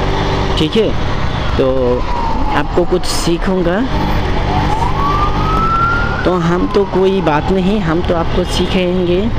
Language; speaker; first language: Hindi; non-native, learner; Bangla